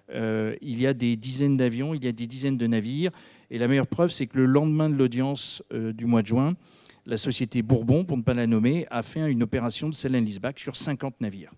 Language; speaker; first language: French; native; French